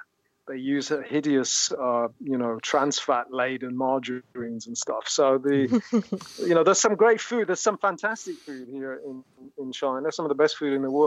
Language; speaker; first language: English; native; English